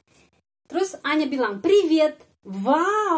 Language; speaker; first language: Indonesian; non-native, fluent; Russian